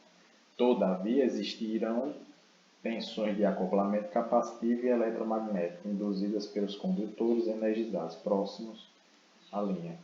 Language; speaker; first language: Portuguese; native; Portuguese